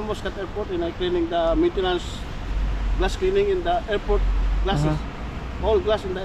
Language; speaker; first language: English; non-native, learner; Filipino